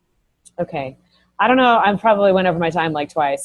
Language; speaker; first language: English; native; English